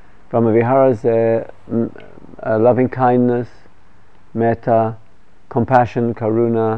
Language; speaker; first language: Hebrew; non-native, fluent; English